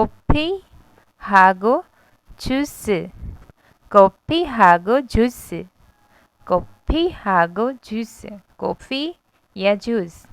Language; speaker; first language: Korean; non-native, learner; Hindi